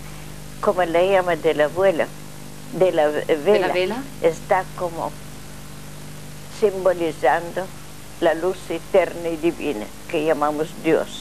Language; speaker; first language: Spanish; non-native, learner; Russian